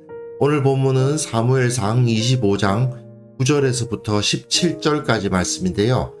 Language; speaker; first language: Korean; native; Korean